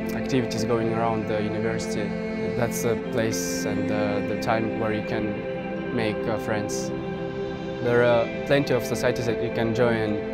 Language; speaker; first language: English; non-native, fluent; Kazakh